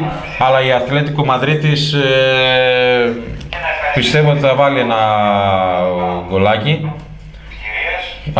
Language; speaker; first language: Greek; native; Greek